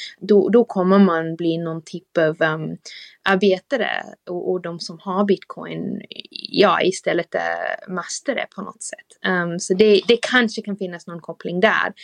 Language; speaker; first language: Swedish; non-native, fluent; English